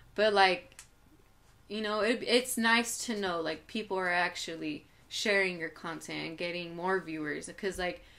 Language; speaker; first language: English; native; English